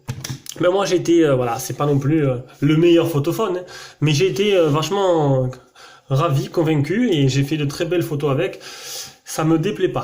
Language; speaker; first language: French; native; French